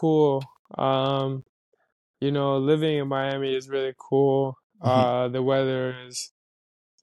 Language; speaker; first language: English; native; English